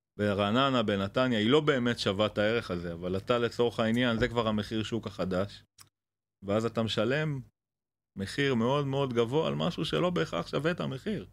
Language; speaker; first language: Hebrew; native; Hebrew